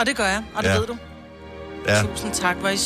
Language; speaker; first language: Danish; native; Danish